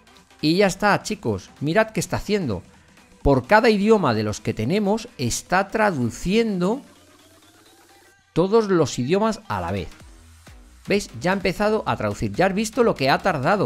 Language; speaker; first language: Spanish; native; Spanish